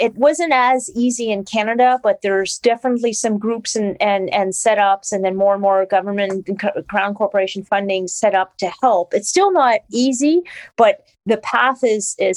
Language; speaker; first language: English; non-native, fluent; French